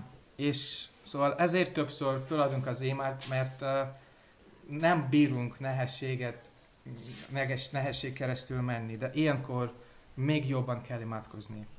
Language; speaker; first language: Hungarian; non-native, learner; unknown